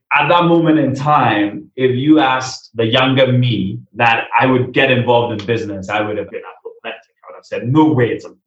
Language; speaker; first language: English; non-native, local second language; Akan